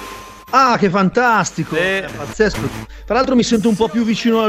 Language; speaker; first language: Italian; native; Italian